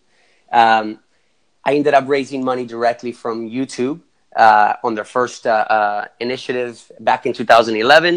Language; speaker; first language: English; non-native, fluent; Spanish